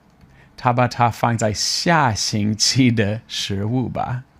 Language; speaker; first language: Chinese; non-native, fluent; English